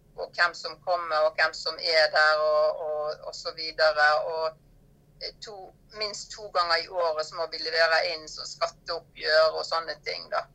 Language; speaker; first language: Norwegian; native; Norwegian